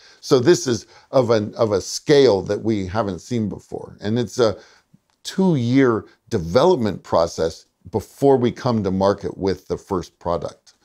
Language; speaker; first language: English; native; English